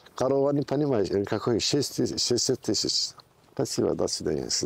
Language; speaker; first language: Russian; non-native, learner; Turkish